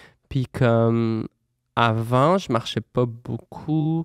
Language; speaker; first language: French; native; French